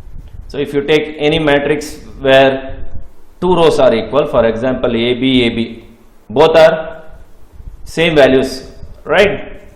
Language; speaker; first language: English; non-native, local second language; Kannada